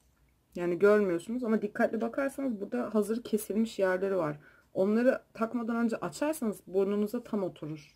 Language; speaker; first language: Turkish; native; Turkish